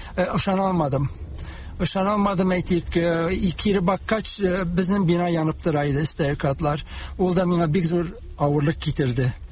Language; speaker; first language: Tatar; early bilingual, heritage; Tatar